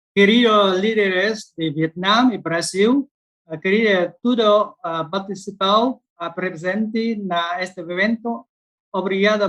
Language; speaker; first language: Spanish; non-native, learner; Vietnamese